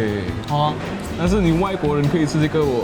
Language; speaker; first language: Chinese; non-native, fluent; Javanese